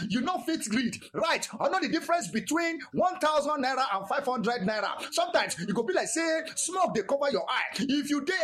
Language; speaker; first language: Nigerian Pidgin; non-native, local second language; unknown